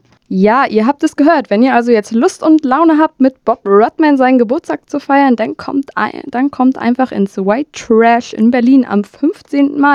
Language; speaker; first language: German; native; German